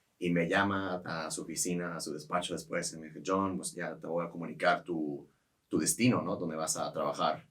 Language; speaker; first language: Spanish; non-native, fluent; English